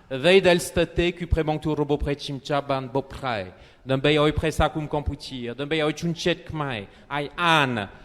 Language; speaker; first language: Khmer; non-native, fluent; French